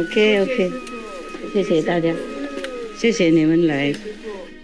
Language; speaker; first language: Chinese; non-native, fluent; Vietnamese